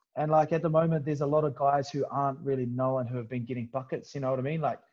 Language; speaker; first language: English; native; English